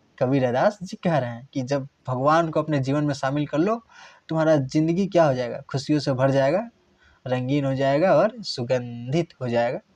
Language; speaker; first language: Hindi; non-native, local second language; Bangla